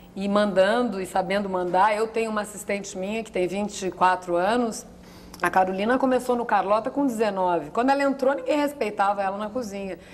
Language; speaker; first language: Portuguese; native; Portuguese